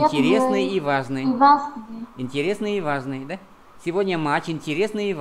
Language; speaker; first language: Russian; non-native, fluent; Vietnamese